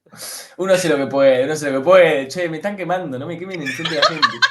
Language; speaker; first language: Spanish; native; Spanish